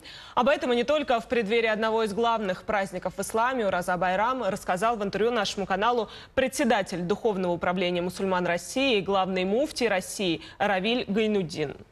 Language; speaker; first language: Russian; native; Russian